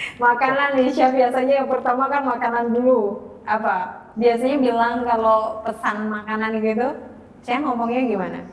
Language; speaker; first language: Indonesian; non-native, local second language; Javanese